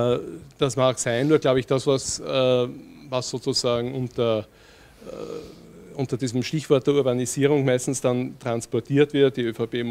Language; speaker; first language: German; native; German